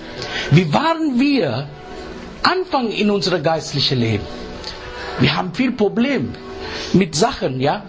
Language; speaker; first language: German; non-native, learner; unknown